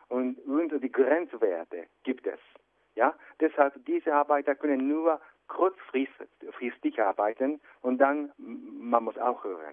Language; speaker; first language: German; non-native, fluent; Japanese